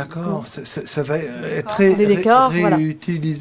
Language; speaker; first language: French; native; French